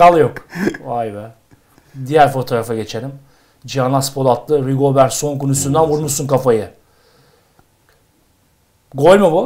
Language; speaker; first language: Turkish; native; Turkish